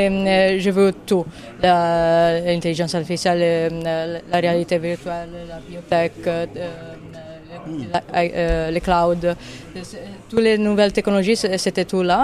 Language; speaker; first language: French; non-native, fluent; Italian